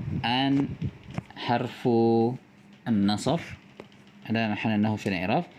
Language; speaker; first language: Arabic; non-native, fluent; Indonesian